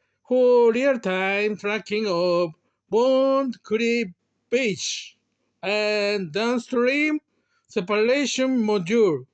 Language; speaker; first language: English; non-native, learner; Japanese